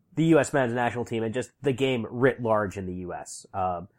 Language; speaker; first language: English; native; English